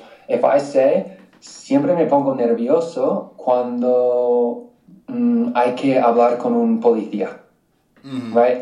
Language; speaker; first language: Spanish; non-native, fluent; English